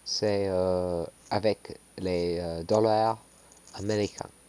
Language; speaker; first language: French; non-native, learner; English